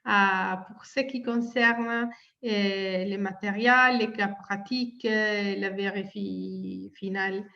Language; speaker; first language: French; non-native, fluent; Italian